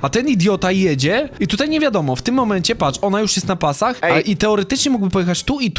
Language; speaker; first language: Polish; native; Polish